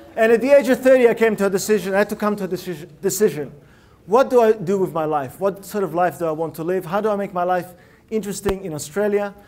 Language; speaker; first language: English; early bilingual, other home language; Russian